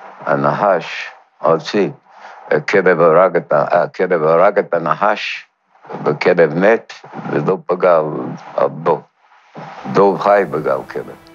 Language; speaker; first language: Hebrew; non-native, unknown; English